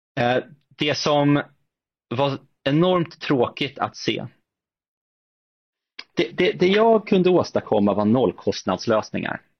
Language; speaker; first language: Swedish; native; Swedish